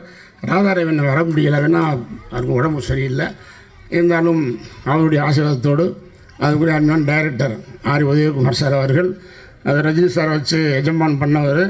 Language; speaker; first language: Tamil; native; Tamil